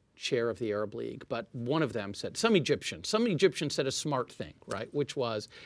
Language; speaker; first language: English; non-native, fluent; Arabic